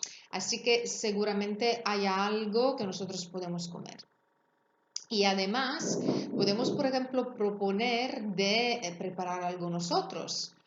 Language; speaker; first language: Spanish; non-native, fluent; Italian